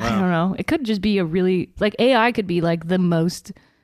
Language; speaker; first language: English; native; English